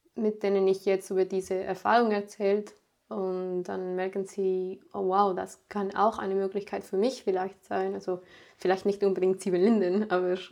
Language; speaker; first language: German; non-native, fluent; Spanish